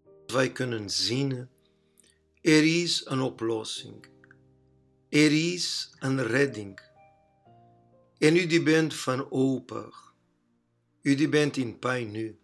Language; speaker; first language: Dutch; non-native, learner; Portuguese